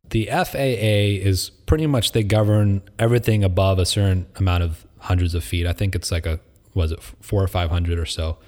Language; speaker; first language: English; native; English